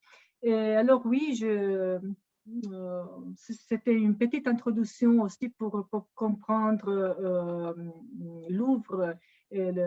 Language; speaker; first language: French; non-native, fluent; Italian